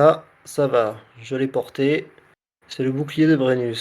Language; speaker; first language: French; native; French